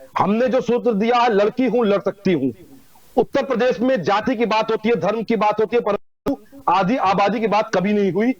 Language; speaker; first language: Hindi; native; Hindi